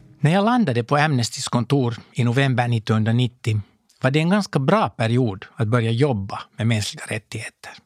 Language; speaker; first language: Swedish; native; Swedish